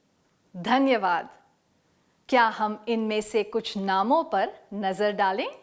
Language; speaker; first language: Hindi; native; Hindi